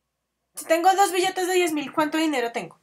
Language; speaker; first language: Spanish; native; Spanish